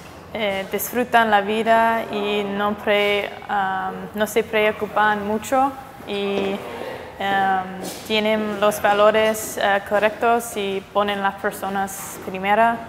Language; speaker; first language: Spanish; non-native, fluent; English